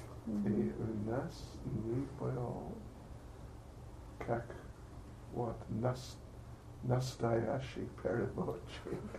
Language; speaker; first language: Russian; non-native, learner; English